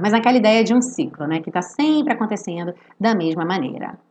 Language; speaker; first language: Portuguese; native; Portuguese